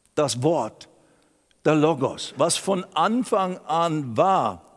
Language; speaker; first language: German; native; German